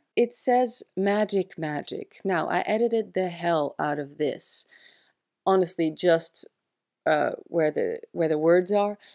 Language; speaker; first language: English; non-native, fluent; French